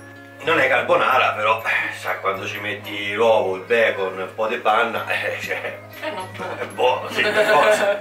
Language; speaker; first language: Italian; native; Italian